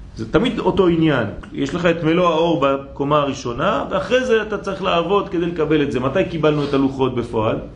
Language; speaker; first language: Hebrew; non-native, fluent; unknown